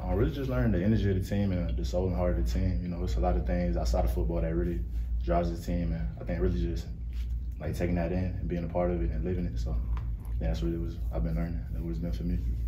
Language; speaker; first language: English; native; English